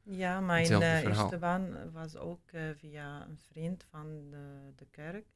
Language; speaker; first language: Dutch; non-native, learner; Arabic